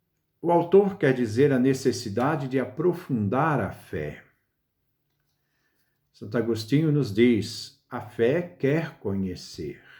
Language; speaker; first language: Portuguese; native; Portuguese